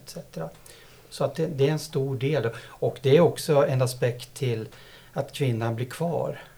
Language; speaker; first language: Swedish; native; Swedish